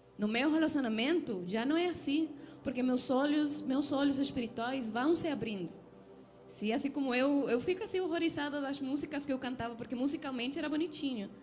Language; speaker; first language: Portuguese; non-native, fluent; Spanish